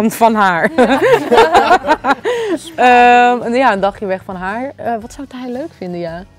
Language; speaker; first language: Dutch; native; Dutch